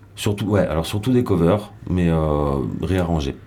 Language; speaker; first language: French; native; French